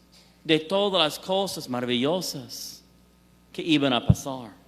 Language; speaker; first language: Spanish; non-native, fluent; English